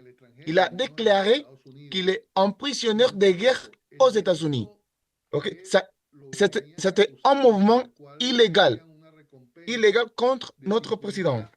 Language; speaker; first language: French; non-native, learner; Spanish